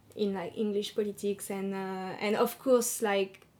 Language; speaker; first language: English; non-native, fluent; French